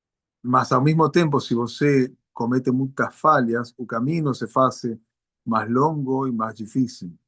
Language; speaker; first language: Portuguese; non-native, learner; Spanish